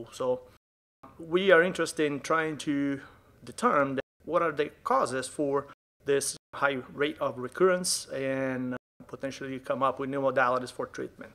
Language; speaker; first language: English; non-native, fluent; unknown